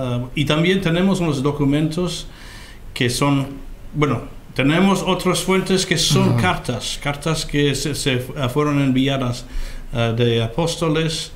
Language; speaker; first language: Spanish; non-native, fluent; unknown